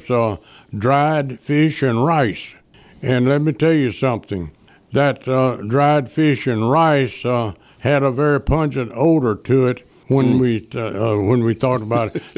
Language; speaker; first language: English; native; English